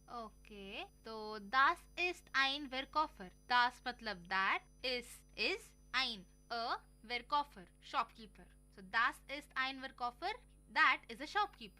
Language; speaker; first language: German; non-native, learner; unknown